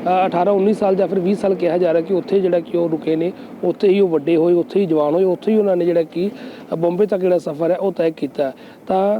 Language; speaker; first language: Punjabi; native; Punjabi